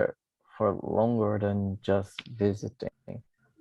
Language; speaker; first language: English; non-native, fluent; Portuguese